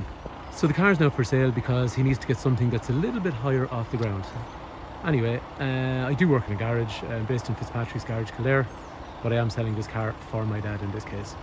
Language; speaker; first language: English; native; English